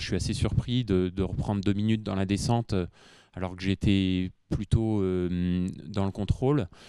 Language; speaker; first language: French; native; French